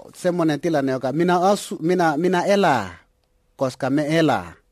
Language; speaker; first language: Finnish; non-native, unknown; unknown